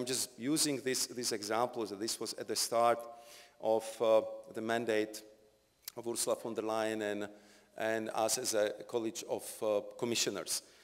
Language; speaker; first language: English; non-native, fluent; Slovak